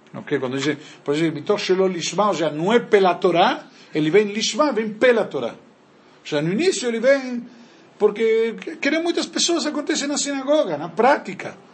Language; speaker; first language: Portuguese; non-native, fluent; Spanish